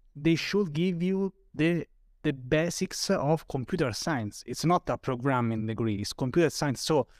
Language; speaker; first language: English; non-native, fluent; Italian